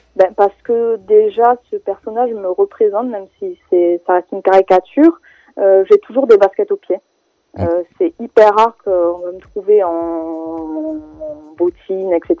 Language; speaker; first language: French; native; French